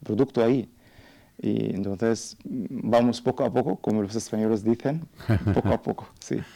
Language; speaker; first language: Spanish; non-native, learner; Arabic